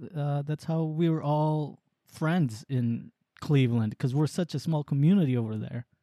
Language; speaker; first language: English; early bilingual, other home language; Waray